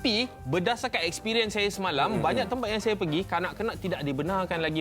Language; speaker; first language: Malay; native; Malay